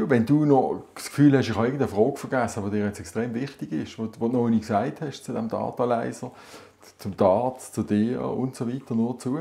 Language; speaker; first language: German; native; German